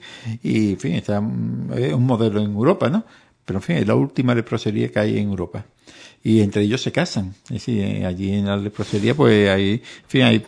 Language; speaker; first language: Spanish; native; Spanish